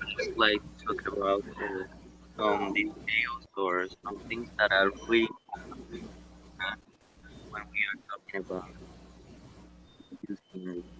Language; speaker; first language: English; non-native, learner; Spanish